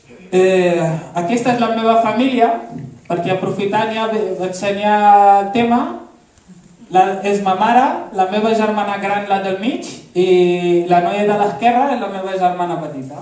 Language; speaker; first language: Catalan; early bilingual, other home language; Arabic